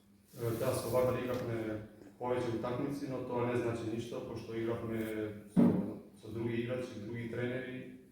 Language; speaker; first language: Macedonian; non-native, local second language; Albanian